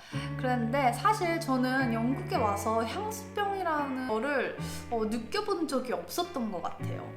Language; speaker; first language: Korean; native; Korean